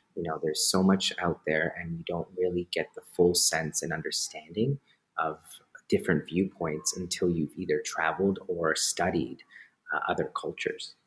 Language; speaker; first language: English; native; English